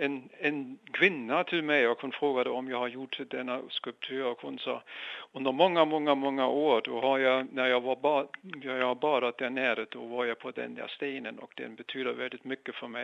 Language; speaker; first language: Swedish; non-native, fluent; German